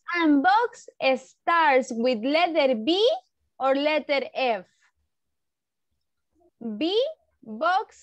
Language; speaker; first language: English; non-native, learner; Spanish